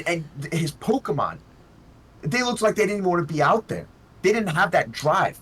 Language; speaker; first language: English; native; English